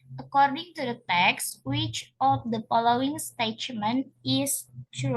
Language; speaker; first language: English; non-native, learner; Indonesian